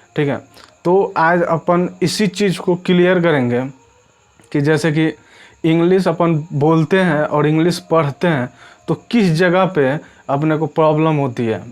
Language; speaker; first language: Hindi; native; Hindi